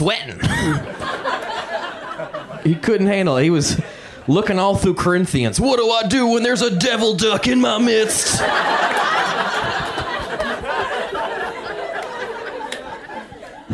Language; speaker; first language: English; native; English